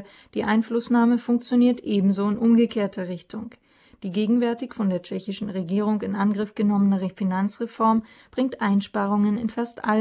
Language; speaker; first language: German; native; German